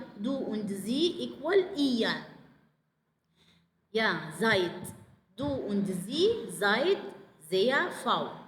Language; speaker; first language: German; non-native, fluent; Arabic